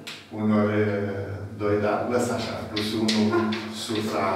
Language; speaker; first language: Romanian; native; Romanian